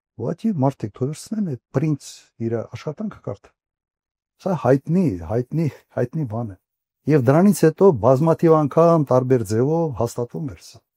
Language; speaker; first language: Armenian; native; Armenian